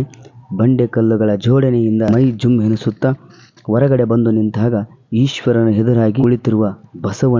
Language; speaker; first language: Kannada; native; Kannada